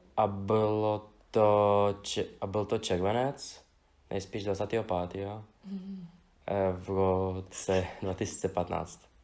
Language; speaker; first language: Czech; non-native, fluent; Russian